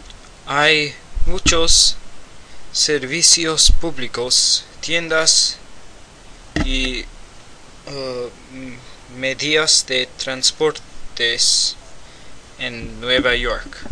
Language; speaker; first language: Spanish; non-native, learner; English